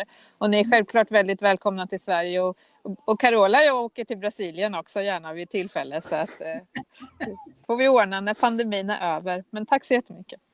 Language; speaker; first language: Swedish; native; Swedish